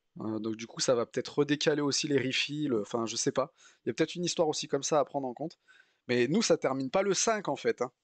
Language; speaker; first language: French; native; French